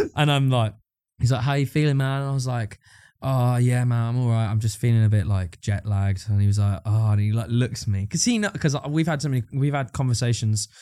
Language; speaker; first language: English; native; English